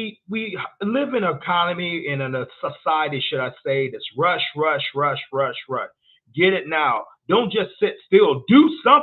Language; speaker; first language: English; native; English